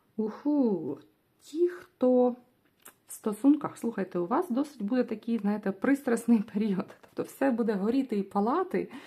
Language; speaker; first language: Ukrainian; non-native, local second language; Russian